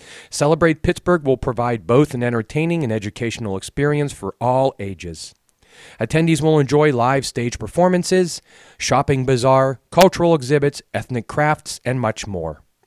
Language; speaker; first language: English; native; English